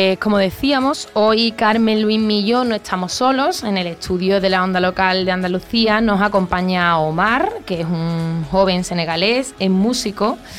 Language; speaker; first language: Spanish; native; Spanish